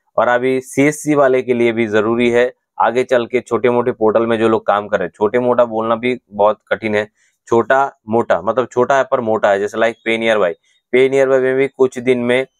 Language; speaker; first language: Hindi; non-native, local second language; Bangla